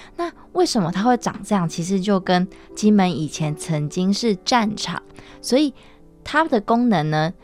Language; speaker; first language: Chinese; native; Chinese